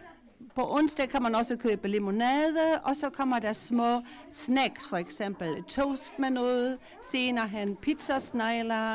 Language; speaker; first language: Danish; non-native, local second language; German